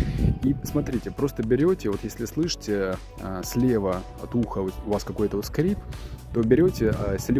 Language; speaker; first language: Russian; native; Russian